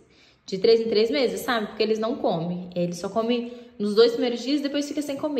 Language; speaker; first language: Portuguese; native; Portuguese